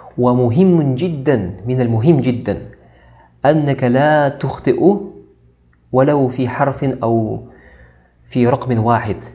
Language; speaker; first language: Arabic; non-native, fluent; Kazakh